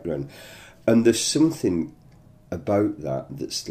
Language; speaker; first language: English; native; English